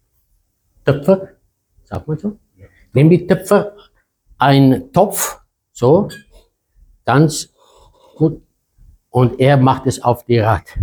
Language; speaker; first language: German; non-native, fluent; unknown